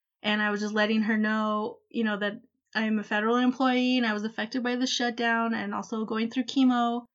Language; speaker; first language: English; native; English